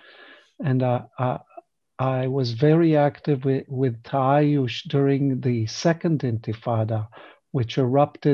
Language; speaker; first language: English; non-native, fluent; Hebrew